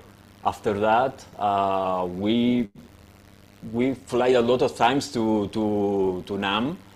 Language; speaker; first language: English; non-native, fluent; Spanish